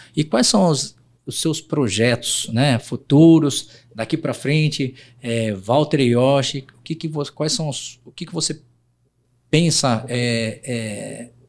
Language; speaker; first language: Portuguese; native; Portuguese